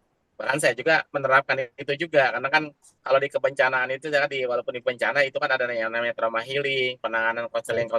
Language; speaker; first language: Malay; non-native, local second language; Sundanese